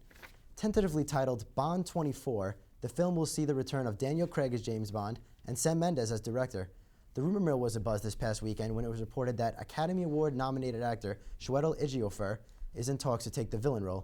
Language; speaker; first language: English; native; English